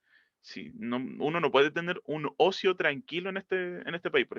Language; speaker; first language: Spanish; native; Spanish